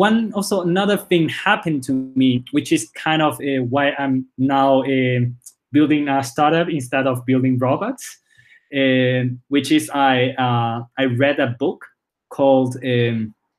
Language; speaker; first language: English; early bilingual, other home language; Spanish